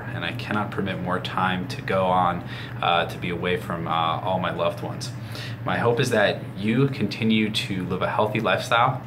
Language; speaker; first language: English; native; English